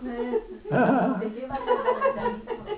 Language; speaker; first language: Spanish; native; Spanish